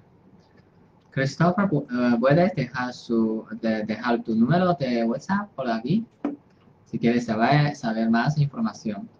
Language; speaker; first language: Spanish; non-native, fluent; Chinese